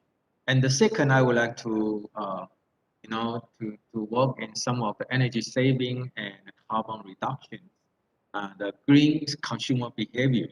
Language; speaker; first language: English; non-native, fluent; Thai